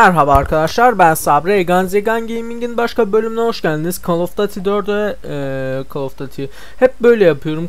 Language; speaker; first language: Turkish; native; Turkish